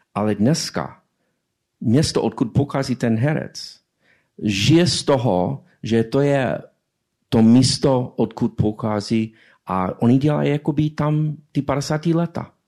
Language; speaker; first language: Czech; non-native, fluent; English